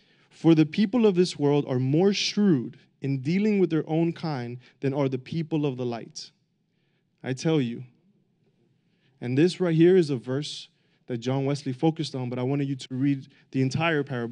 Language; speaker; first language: English; early bilingual, other home language; Spanish